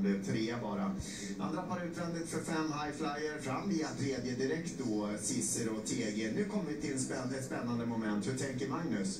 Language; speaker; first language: Swedish; native; Swedish